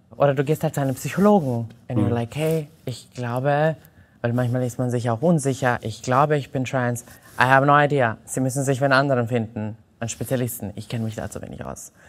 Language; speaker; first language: German; non-native, fluent; Serbian